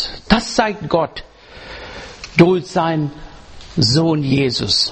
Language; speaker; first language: German; non-native, learner; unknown